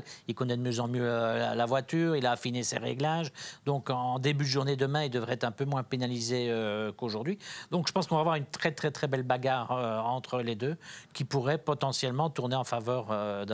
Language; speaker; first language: French; native; French